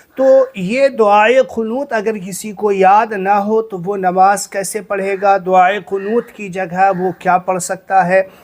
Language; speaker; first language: Urdu; native; Urdu